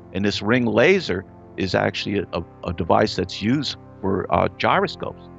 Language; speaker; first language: English; native; English